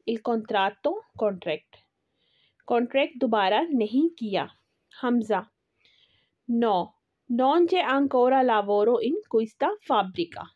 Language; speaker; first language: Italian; non-native, learner; Urdu